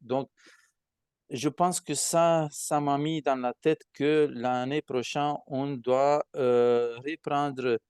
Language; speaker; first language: French; non-native, fluent; Romanian